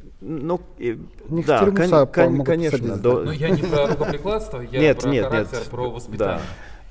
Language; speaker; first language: Russian; non-native, learner; Swedish